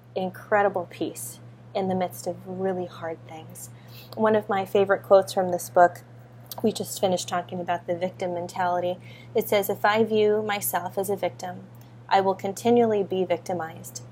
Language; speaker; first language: English; native; English